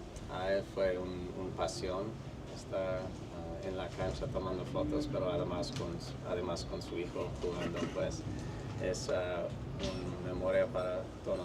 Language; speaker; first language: Spanish; non-native, fluent; English